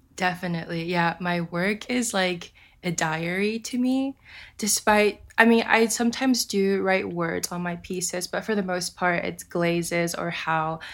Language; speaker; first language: English; early bilingual, other home language; Japanese